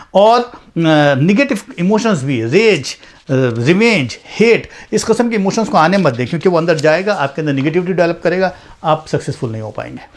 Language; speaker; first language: Urdu; native; Urdu